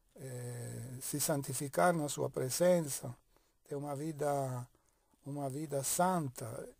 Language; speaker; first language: Portuguese; non-native, fluent; Italian